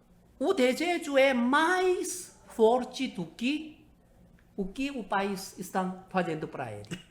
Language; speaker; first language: Portuguese; non-native, learner; Korean